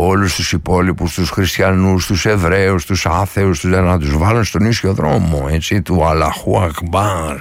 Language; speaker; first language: Greek; native; Greek